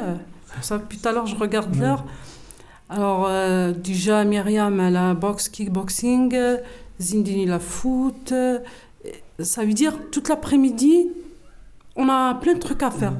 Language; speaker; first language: French; non-native, learner; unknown